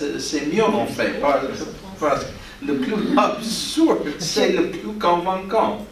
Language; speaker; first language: French; non-native, learner; English